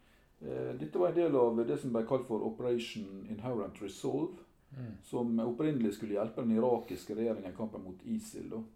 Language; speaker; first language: Norwegian; native; Norwegian